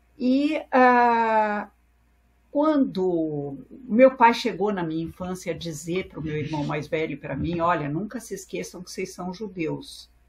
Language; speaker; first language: Portuguese; early bilingual, other home language; French